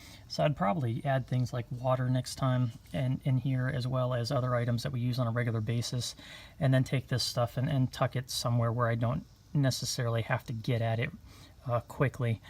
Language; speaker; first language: English; native; English